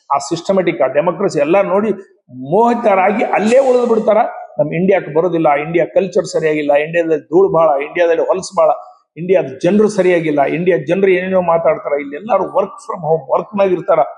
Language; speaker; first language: Kannada; native; Kannada